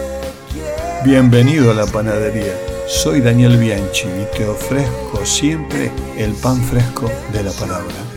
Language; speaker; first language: Spanish; native; Spanish